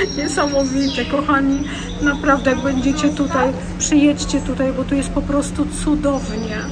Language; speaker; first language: Polish; native; Polish